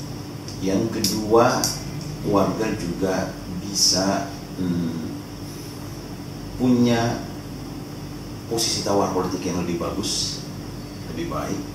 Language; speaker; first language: Indonesian; native; Indonesian